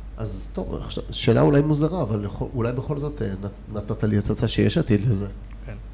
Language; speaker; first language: Hebrew; native; Hebrew